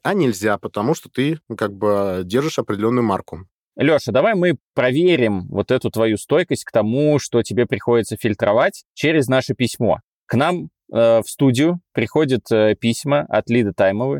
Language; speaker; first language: Russian; native; Russian